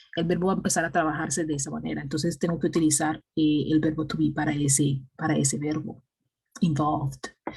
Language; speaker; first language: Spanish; native; Spanish